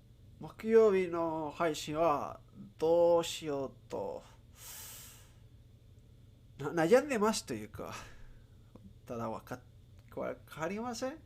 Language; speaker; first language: Japanese; non-native, learner; English